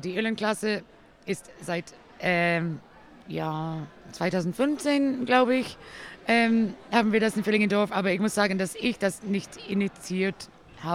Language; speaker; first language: German; non-native, learner; English